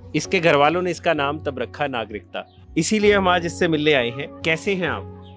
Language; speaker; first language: Hindi; native; Hindi